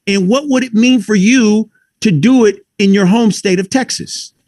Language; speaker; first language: English; native; English